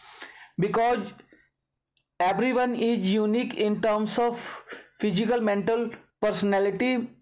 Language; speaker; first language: English; non-native, local second language; Hindi